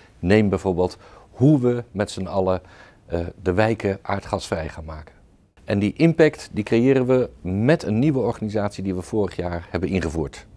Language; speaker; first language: Dutch; native; Dutch